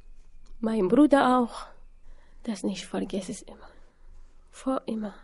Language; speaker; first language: German; non-native, learner; Assyrian Neo-Aramaic